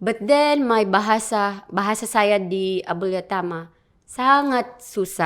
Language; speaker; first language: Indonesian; non-native, learner; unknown